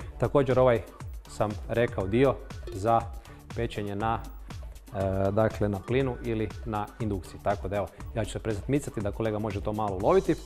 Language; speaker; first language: Serbian; native; Serbian